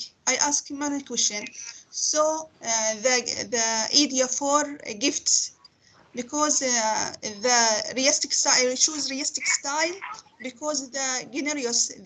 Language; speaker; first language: English; non-native, learner; Arabic